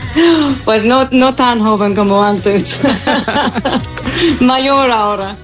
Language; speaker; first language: Spanish; non-native, fluent; English